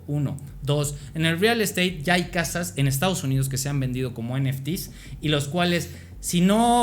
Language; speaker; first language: Spanish; native; Spanish